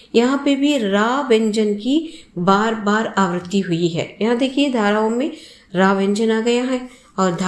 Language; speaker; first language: Hindi; non-native, local second language; Telugu